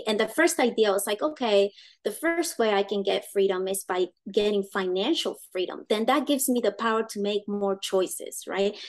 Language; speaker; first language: English; early bilingual, other home language; Spanish